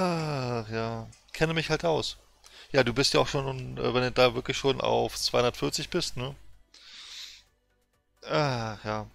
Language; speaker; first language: German; native; German